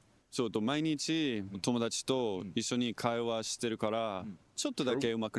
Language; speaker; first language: Japanese; non-native, learner; English